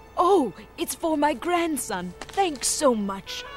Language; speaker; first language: English; native; English